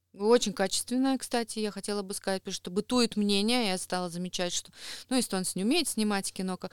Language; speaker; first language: Russian; native; Russian